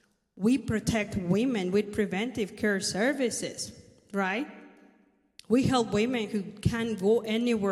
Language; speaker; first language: English; non-native, fluent; Spanish